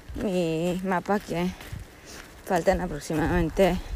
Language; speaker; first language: Spanish; early bilingual, heritage; Spanish